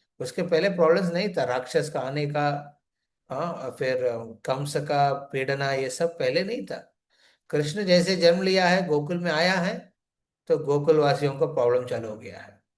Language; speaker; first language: Hindi; non-native, local second language; Telugu